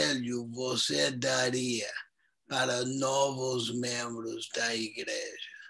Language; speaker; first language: Portuguese; non-native, fluent; English